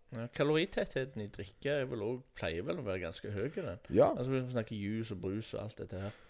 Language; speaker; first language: Norwegian; native; Norwegian